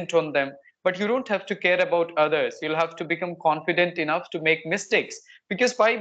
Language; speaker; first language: English; non-native, local second language; Hindi